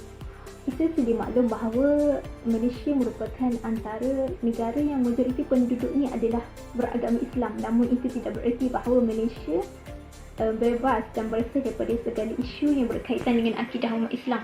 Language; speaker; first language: Malay; native; Malay